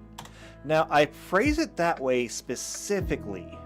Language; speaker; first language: English; native; English